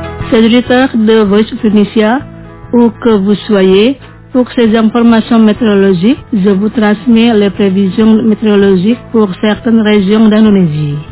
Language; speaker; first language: French; non-native, fluent; Indonesian